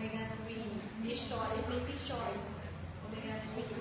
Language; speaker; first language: English; non-native, fluent; Vietnamese